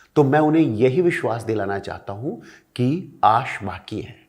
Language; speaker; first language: Hindi; non-native, local second language; Marathi